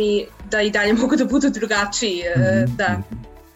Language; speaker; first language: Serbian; early bilingual, heritage; English